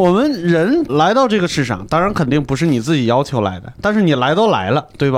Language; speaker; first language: Chinese; native; Chinese